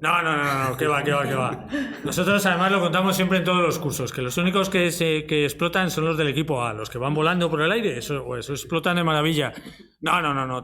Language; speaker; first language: Spanish; native; Spanish